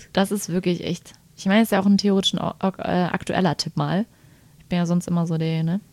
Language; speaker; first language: German; native; German